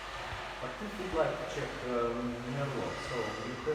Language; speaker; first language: English; non-native, learner; Russian